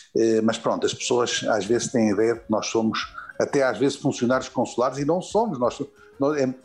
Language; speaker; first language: Portuguese; native; Portuguese